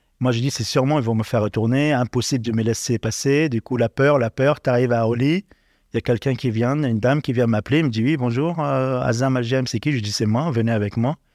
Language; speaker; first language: French; non-native, learner; Arabic